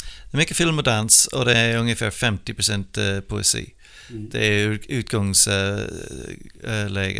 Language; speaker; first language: Swedish; non-native, fluent; English